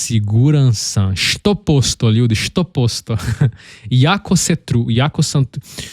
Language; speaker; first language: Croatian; non-native, learner; Portuguese